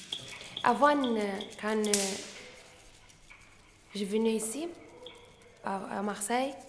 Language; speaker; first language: French; non-native, learner; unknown